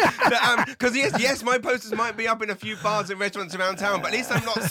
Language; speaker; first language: English; native; English